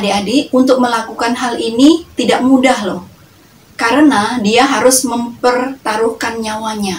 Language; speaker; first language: Indonesian; native; Indonesian